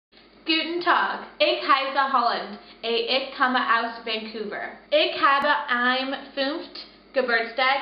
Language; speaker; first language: German; non-native, learner; English